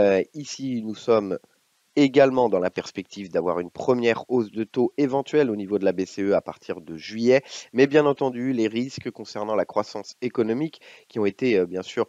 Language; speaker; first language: French; native; French